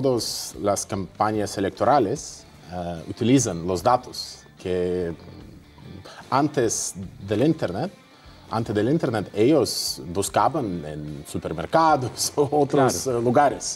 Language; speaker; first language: Spanish; non-native, fluent; Russian